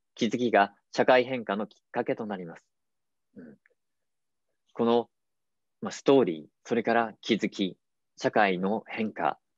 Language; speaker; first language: Japanese; native; Japanese